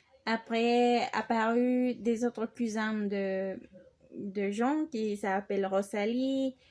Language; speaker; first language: French; non-native, learner; Spanish